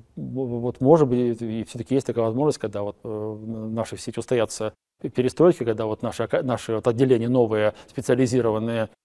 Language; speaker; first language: Russian; native; Russian